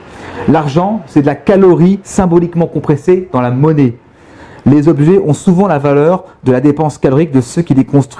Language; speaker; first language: French; native; French